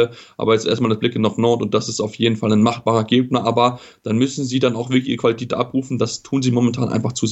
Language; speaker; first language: German; native; German